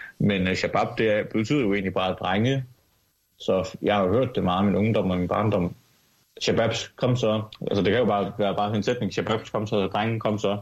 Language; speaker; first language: Danish; early bilingual, other home language; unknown